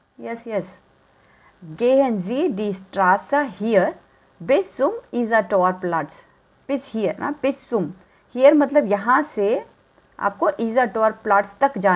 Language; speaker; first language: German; non-native, fluent; Hindi